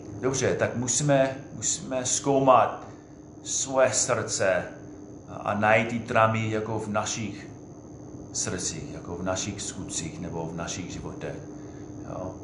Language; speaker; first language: Czech; non-native, fluent; English